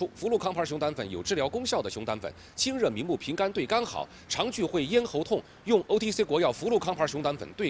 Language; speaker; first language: Chinese; native; Chinese